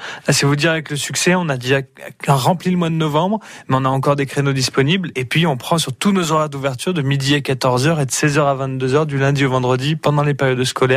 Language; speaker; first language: French; native; French